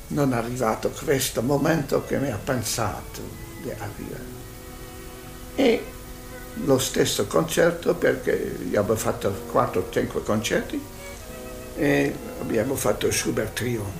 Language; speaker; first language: Italian; non-native, learner; Hungarian